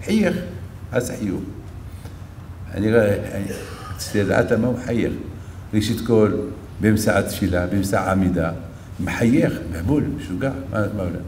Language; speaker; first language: Hebrew; non-native, fluent; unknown